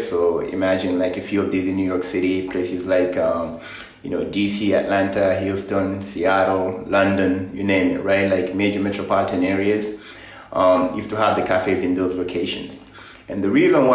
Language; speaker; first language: English; non-native, fluent; Fula